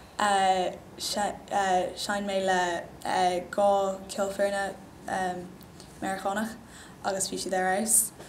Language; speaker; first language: Irish; non-native, local second language; English